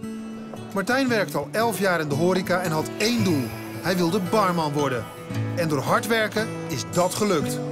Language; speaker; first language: Dutch; native; Dutch